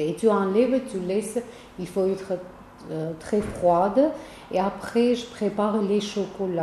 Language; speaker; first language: French; non-native, learner; Armenian